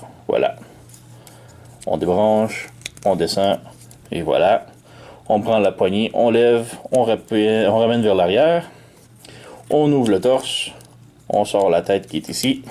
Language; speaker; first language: French; native; French